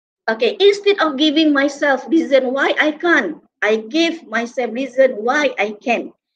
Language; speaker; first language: English; non-native, local second language; Malay